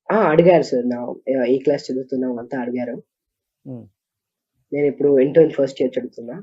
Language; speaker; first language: Telugu; non-native, learner; Kannada